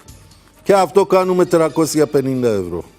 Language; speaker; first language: Greek; non-native, learner; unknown